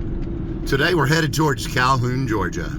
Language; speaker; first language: English; native; English